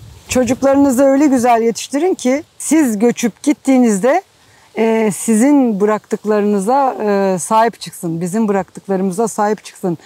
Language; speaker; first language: Turkish; native; Turkish